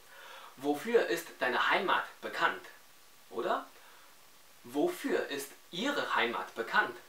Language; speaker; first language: German; non-native, fluent; Chinese